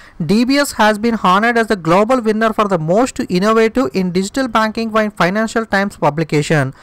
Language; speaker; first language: English; non-native, local second language; Telugu